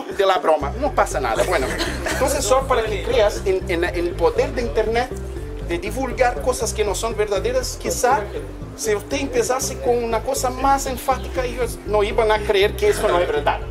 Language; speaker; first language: Spanish; non-native, fluent; Portuguese